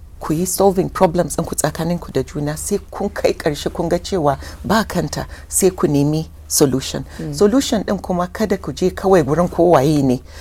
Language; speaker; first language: Hausa; non-native, local second language; English